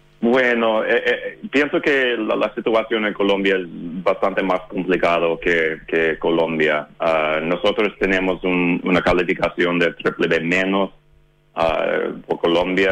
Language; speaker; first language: Spanish; non-native, fluent; English